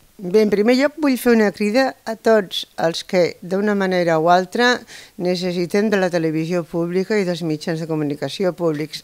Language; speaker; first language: Catalan; non-native, local second language; Spanish